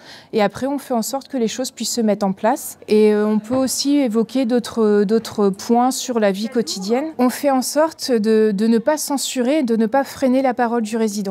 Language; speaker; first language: French; native; French